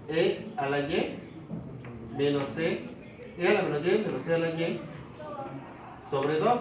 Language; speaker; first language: Spanish; native; Spanish